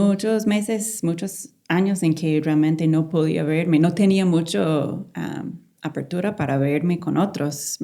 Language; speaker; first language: Spanish; non-native, fluent; English